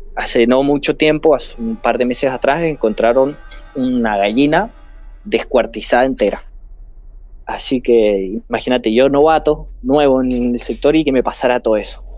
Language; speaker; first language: Spanish; native; Spanish